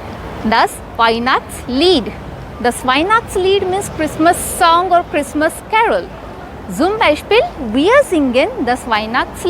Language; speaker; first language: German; non-native, fluent; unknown